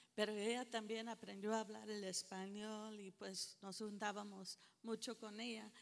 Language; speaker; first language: Spanish; early bilingual, heritage; Spanish